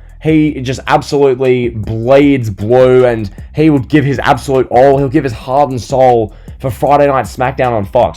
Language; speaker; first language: English; native; English